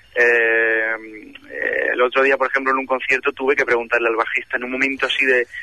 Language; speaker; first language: Spanish; native; Spanish